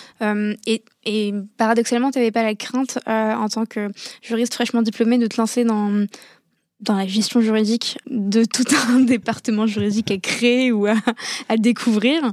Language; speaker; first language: French; non-native, local second language; Arabic